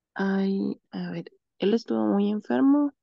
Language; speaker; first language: Spanish; native; Spanish